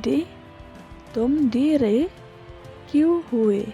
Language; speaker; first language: Hindi; non-native, learner; Khasi